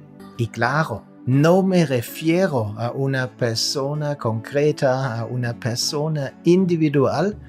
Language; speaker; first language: Spanish; non-native, fluent; German